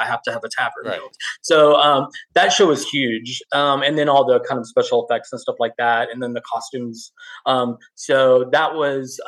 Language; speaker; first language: English; native; English